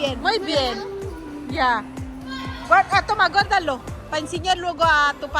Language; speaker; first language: Spanish; non-native, fluent; Filipino